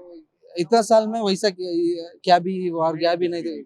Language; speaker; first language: Hindi; non-native, local second language; Kannada